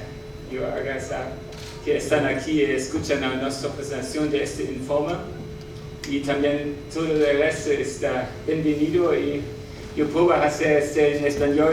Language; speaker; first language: Spanish; non-native, learner; German